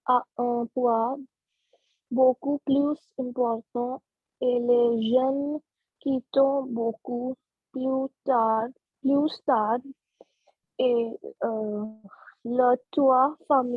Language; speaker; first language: French; non-native, learner; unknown